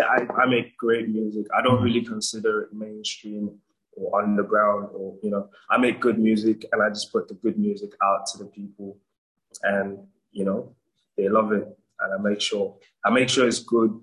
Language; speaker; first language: English; non-native, local second language; Igbo